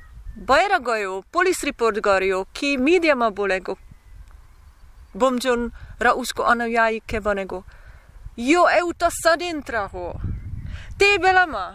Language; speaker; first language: Nepali; non-native, learner; Slovak